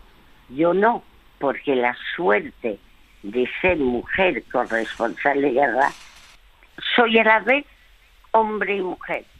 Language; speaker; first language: Spanish; early bilingual, other home language; French